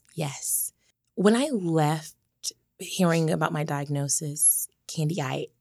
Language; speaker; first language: English; native; English